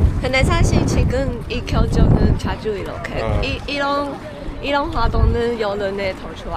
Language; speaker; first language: Korean; non-native, learner; Chinese